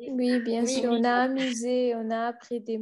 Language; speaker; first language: French; non-native, learner; Arabic